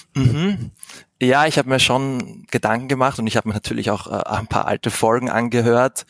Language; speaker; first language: German; native; German